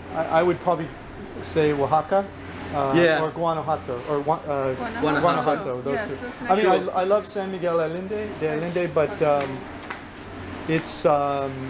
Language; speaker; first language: English; native; English